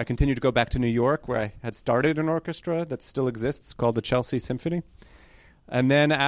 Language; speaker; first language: English; early bilingual, other home language; Hebrew